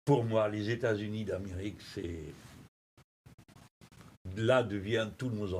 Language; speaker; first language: French; native; French